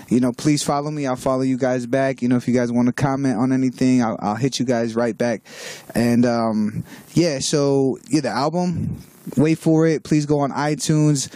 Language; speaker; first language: English; native; English